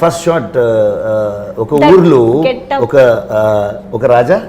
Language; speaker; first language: Telugu; non-native, learner; Kannada